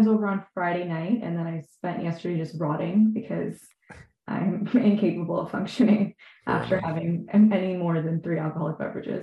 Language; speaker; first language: English; native; English